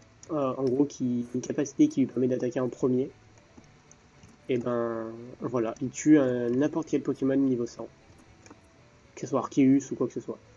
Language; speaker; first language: French; native; French